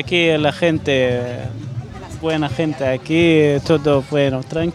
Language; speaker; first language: Spanish; non-native, learner; Arabic